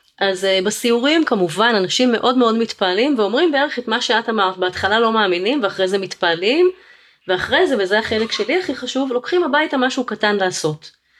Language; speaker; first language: Hebrew; native; Hebrew